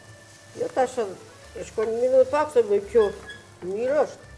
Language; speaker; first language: Albanian; native; Albanian